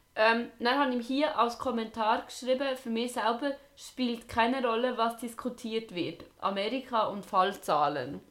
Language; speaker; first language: German; native; German